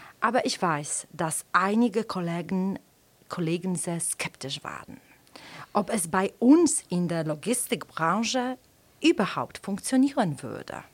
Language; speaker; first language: German; non-native, fluent; Polish